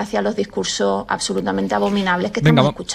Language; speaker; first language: Spanish; native; Spanish